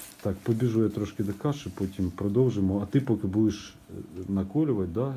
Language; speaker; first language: Ukrainian; non-native, local second language; Russian